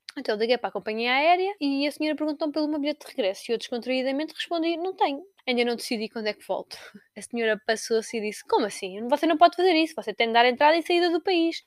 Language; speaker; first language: Portuguese; native; Portuguese